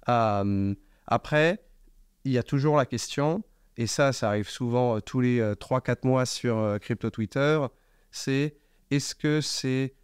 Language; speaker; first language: French; native; French